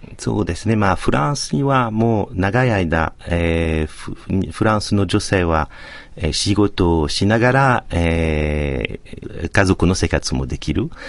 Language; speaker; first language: Japanese; non-native, fluent; French